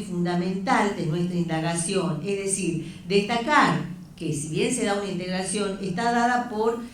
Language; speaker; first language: Spanish; native; Spanish